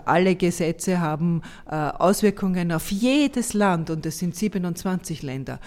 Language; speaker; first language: German; native; German